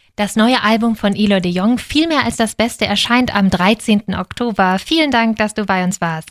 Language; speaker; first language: German; native; German